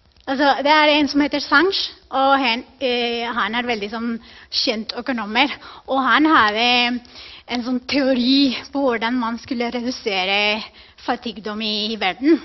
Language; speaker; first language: Norwegian; non-native, fluent; Spanish